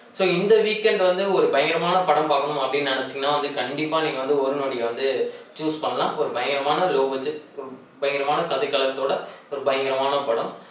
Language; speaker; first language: Tamil; native; Tamil